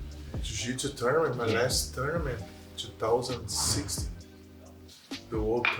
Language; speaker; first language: English; non-native, learner; Portuguese